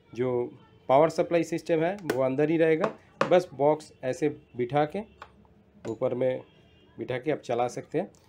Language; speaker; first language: Hindi; non-native, local second language; Bangla